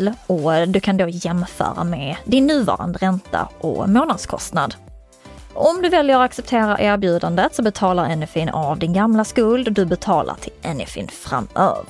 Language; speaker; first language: Swedish; native; Swedish